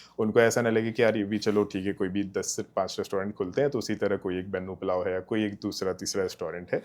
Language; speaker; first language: Urdu; native; Urdu